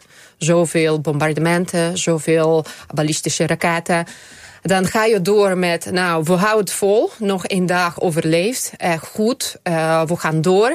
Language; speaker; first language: Dutch; non-native, fluent; Ukrainian